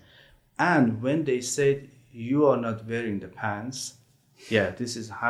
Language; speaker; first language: English; non-native, learner; Persian